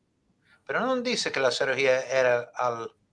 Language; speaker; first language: Spanish; non-native, learner; English